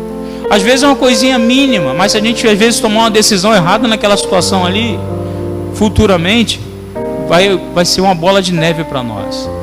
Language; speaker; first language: Portuguese; native; Portuguese